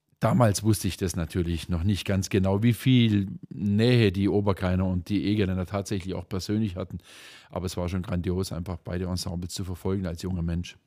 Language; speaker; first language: German; native; German